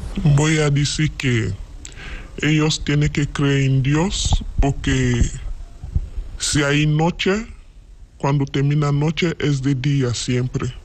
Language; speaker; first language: Spanish; non-native, learner; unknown